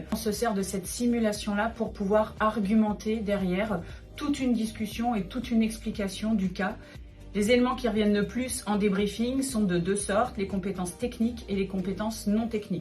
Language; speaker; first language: French; native; French